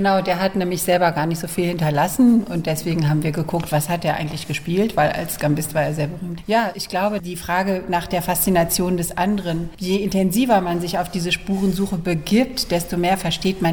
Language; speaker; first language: German; native; German